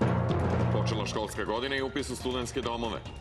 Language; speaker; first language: Serbian; native; Serbian